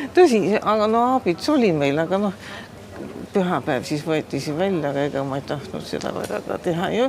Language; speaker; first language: Estonian; early bilingual, heritage; Estonian